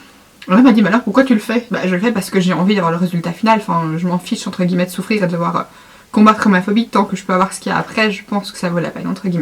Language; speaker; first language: French; native; French